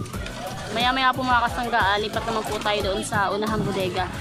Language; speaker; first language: Filipino; native; Filipino